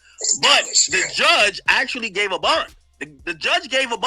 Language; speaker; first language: English; native; English